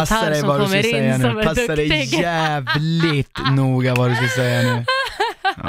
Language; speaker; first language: Swedish; native; Swedish